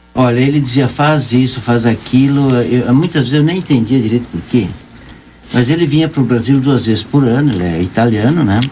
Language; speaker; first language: Portuguese; native; Portuguese